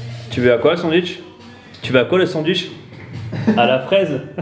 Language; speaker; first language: French; native; French